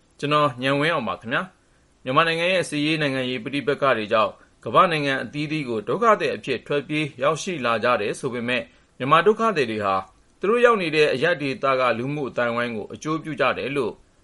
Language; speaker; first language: Burmese; native; Burmese